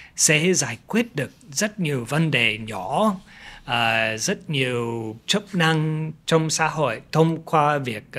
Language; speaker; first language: Vietnamese; non-native, fluent; English